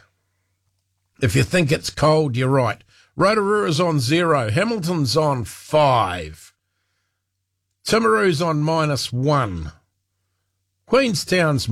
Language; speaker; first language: English; native; English